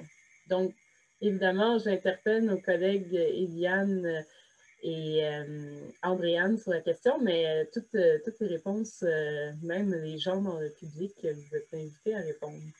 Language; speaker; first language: French; native; French